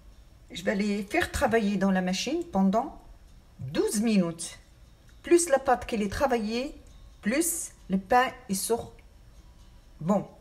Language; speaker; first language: French; non-native, fluent; Arabic